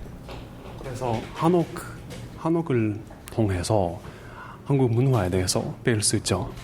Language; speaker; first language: Korean; non-native, learner; English